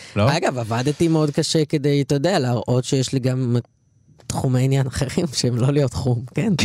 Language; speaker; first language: Hebrew; early bilingual, other home language; Arabic